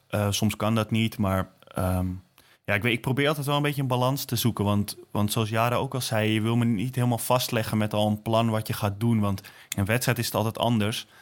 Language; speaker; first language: Dutch; native; Dutch